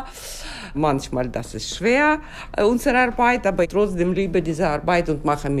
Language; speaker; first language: German; non-native, learner; Ukrainian